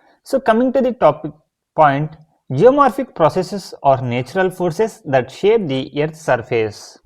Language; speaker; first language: English; non-native, local second language; Telugu